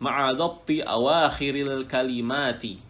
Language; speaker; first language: Arabic; non-native, fluent; Indonesian